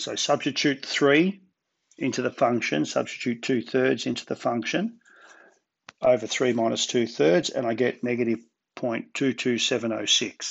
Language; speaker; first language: English; native; English